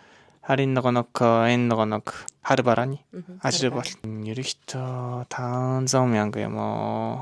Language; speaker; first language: Mongolian; non-native, learner; Japanese